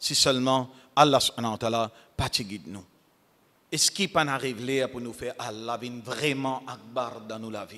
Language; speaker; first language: French; non-native, local second language; Morisyen